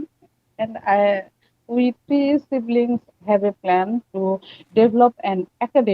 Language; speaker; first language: English; non-native, learner; Bangla